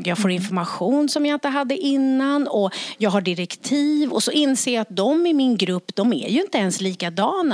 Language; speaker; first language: Swedish; native; Swedish